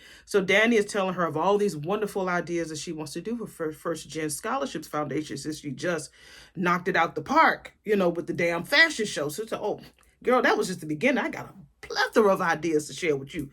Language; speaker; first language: English; native; English